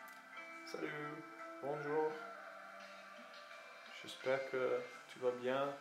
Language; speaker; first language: French; non-native, fluent; English